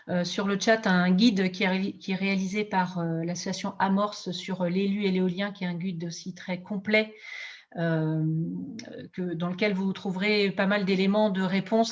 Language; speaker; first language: French; native; French